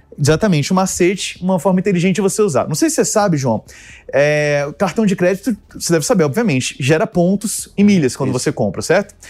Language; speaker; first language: Portuguese; early bilingual, other home language; English